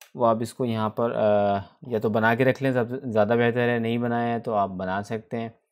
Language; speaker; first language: Urdu; native; Urdu